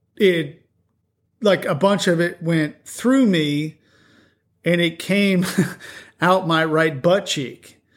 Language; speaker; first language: English; native; English